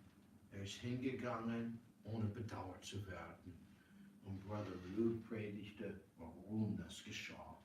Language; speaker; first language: German; non-native, fluent; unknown